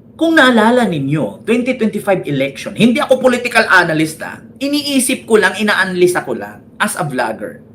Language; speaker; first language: Filipino; native; Filipino